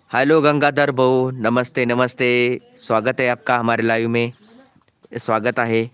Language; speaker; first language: Hindi; non-native, local second language; Marathi